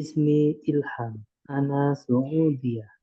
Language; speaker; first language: Arabic; non-native, learner; Indonesian